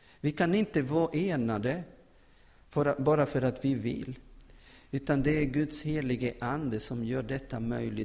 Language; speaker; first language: Swedish; non-native, fluent; Spanish